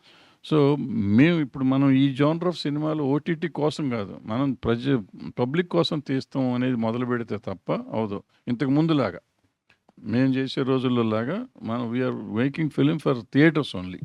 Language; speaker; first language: Telugu; native; Telugu